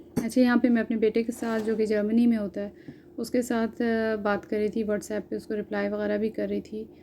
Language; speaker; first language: Urdu; native; Urdu